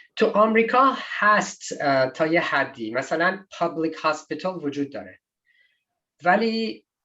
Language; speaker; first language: Persian; early bilingual, other home language; English